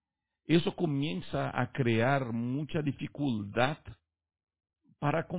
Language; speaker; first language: Spanish; native; Spanish